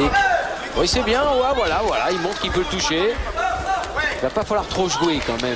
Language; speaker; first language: French; native; French